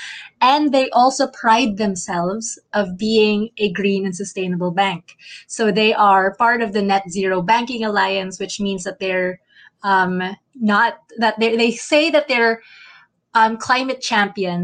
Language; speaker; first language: English; non-native, local second language; Filipino